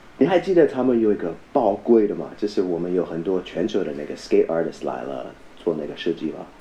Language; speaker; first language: Chinese; non-native, fluent; English